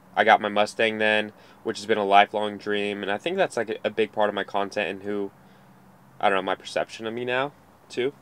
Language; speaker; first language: English; native; English